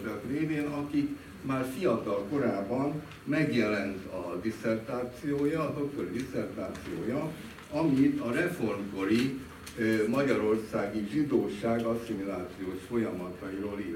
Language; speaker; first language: Hungarian; native; Hungarian